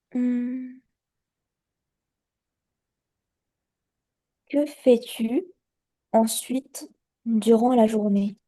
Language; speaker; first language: French; non-native, learner; Chinese